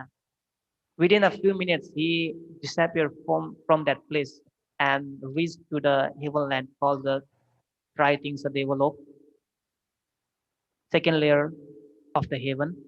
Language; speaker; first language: English; non-native, fluent; Thai